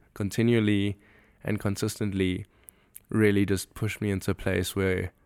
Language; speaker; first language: English; native; English